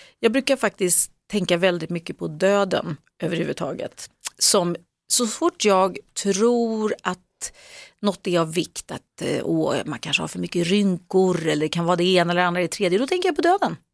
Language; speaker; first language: Swedish; native; Swedish